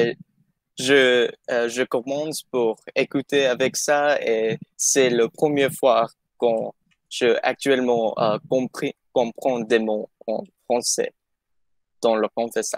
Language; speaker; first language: French; non-native, learner; English